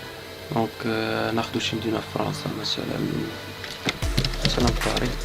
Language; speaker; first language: Arabic; native; Arabic